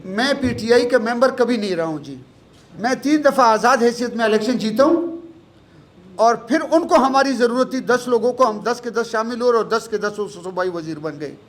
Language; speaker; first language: Urdu; non-native, local second language; Pashto